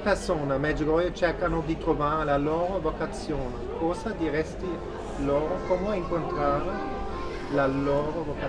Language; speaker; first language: Italian; non-native, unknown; German